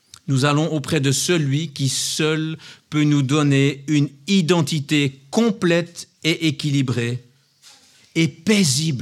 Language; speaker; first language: French; native; French